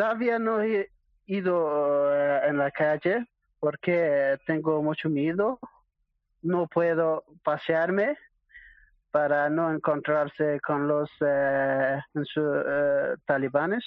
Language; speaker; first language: Spanish; non-native, learner; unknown